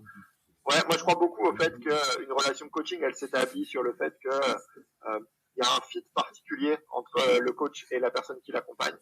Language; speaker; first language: French; native; French